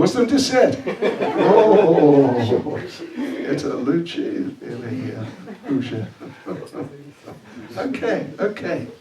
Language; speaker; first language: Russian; non-native, learner; English